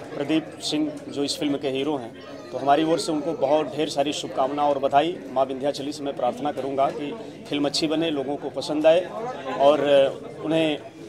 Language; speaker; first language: Hindi; native; Hindi